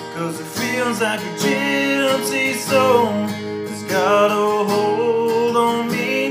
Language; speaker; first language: English; native; English